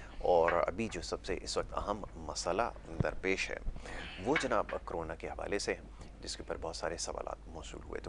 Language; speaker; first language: Urdu; native; Urdu